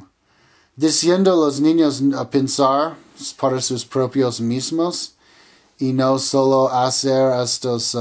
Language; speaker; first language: Spanish; non-native, learner; English